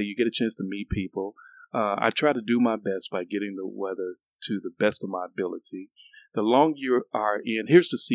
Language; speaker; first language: English; native; English